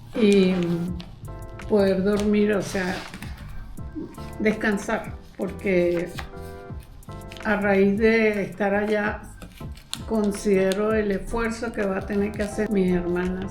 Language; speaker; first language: Spanish; native; Spanish